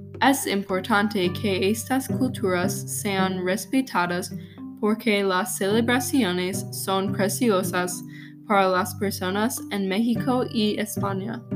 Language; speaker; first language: Spanish; non-native, learner; English